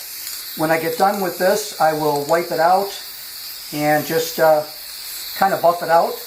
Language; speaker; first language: English; native; English